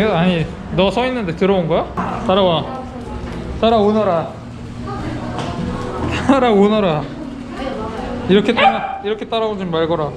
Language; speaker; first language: Korean; native; Korean